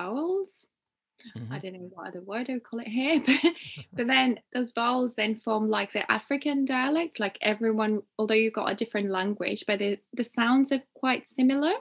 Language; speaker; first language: English; non-native, local second language; Ganda